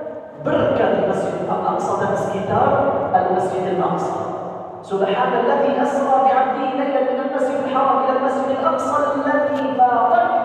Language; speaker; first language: Indonesian; non-native, learner; Arabic